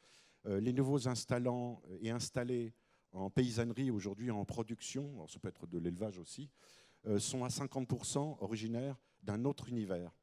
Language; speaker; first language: French; native; French